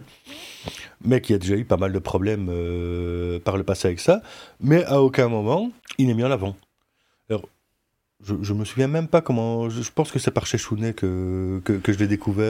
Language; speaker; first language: French; native; French